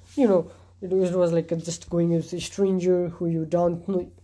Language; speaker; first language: English; non-native, local second language; Nepali